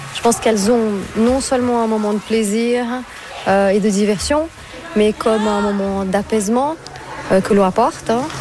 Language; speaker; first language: French; non-native, fluent; Portuguese